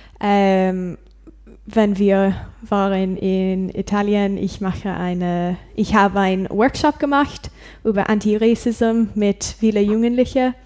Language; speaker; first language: German; non-native, learner; English